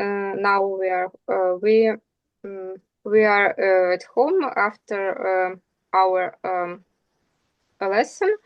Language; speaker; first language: English; non-native, learner; Russian